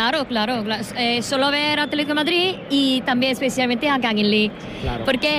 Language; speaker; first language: Spanish; non-native, fluent; Korean